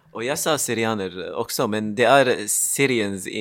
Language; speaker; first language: Swedish; non-native, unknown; Arabic